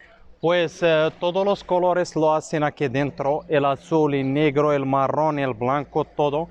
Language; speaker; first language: Spanish; non-native, fluent; Arabic